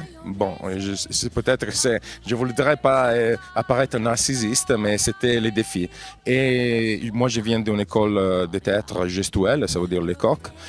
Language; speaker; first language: French; non-native, fluent; Italian